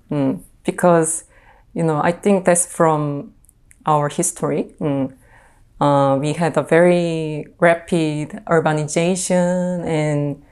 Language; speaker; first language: English; non-native, fluent; Korean